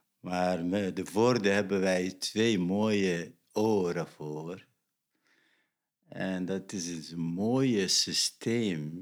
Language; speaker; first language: Dutch; non-native, fluent; Arabic